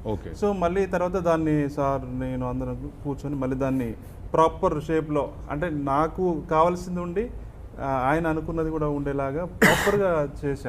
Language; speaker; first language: Telugu; native; Telugu